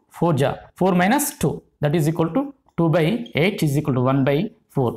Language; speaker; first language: English; non-native, local second language; Telugu